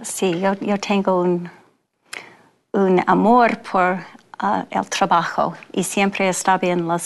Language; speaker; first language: Spanish; non-native, fluent; English